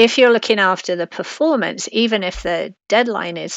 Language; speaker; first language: English; native; English